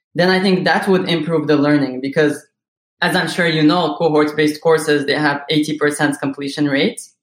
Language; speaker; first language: English; non-native, fluent; Arabic